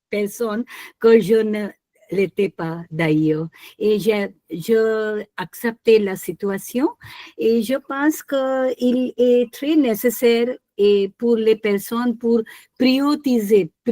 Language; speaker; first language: French; non-native, learner; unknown